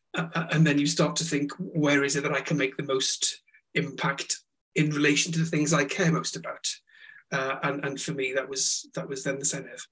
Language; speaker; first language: English; non-native, local second language; Welsh